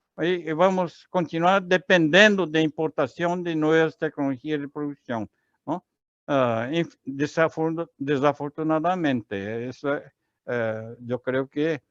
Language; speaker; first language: Spanish; non-native, learner; Portuguese